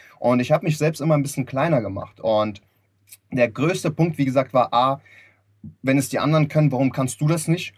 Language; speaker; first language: German; early bilingual, other home language; Lithuanian